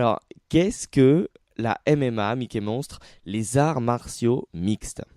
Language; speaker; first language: French; native; French